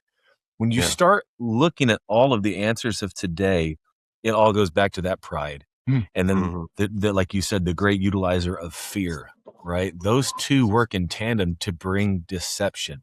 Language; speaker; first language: English; native; English